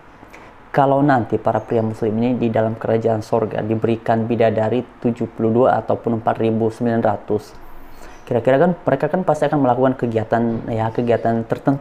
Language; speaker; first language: Indonesian; native; Indonesian